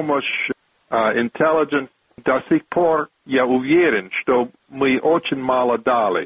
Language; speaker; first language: Russian; non-native, fluent; English